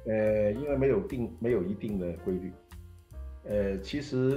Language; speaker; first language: Chinese; native; Chinese